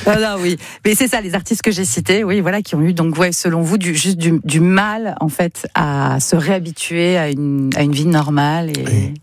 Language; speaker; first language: French; native; French